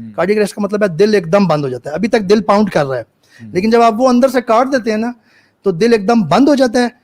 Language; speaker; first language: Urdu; native; Urdu